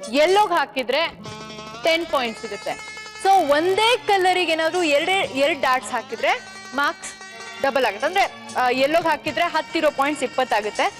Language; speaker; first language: Kannada; non-native, fluent; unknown